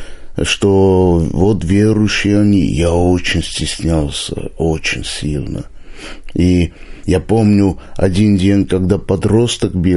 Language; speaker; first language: Russian; non-native, local second language; Armenian